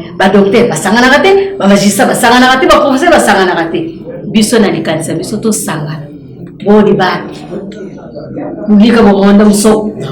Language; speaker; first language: Lingala; non-native, local second language; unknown